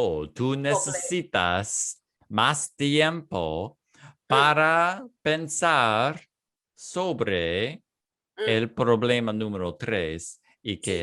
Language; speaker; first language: Spanish; non-native, fluent; English